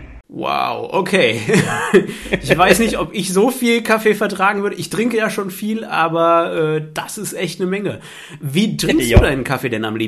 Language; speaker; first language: German; native; German